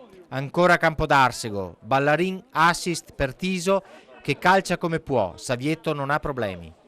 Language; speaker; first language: Italian; native; Italian